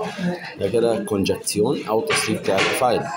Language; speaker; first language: German; non-native, learner; Arabic